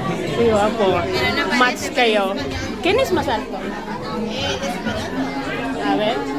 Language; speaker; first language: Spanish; non-native, learner; Filipino